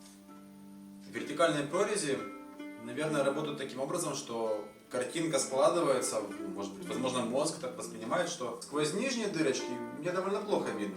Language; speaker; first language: Russian; native; Russian